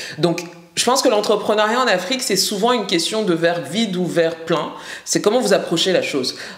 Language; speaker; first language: French; native; French